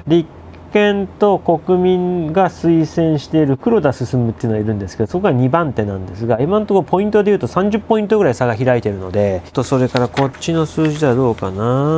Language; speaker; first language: Japanese; native; Japanese